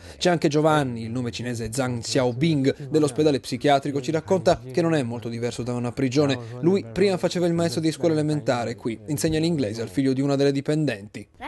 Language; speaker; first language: Italian; native; Italian